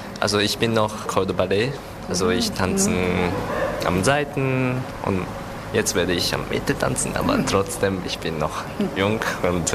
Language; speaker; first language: German; non-native, learner; Japanese